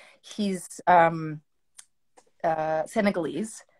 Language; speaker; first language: English; early bilingual, other home language; French